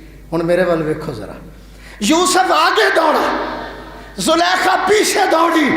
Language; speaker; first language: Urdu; non-native, local second language; Punjabi